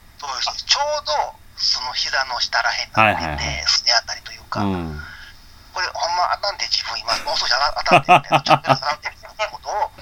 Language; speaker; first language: Japanese; native; Japanese